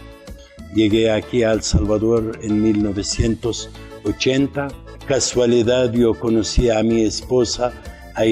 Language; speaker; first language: Spanish; non-native, fluent; Arabic